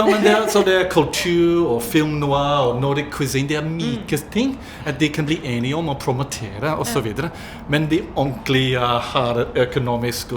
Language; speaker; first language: Norwegian; non-native, fluent; English